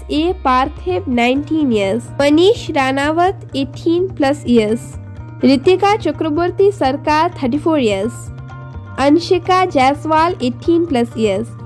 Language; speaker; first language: English; non-native, local second language; Hindi